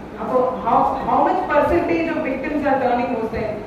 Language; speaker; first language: English; non-native, local second language; Malayalam